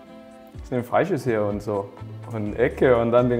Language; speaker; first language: German; non-native, learner; Danish